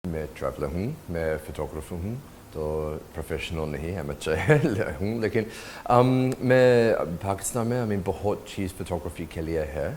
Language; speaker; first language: Hindi; non-native, learner; English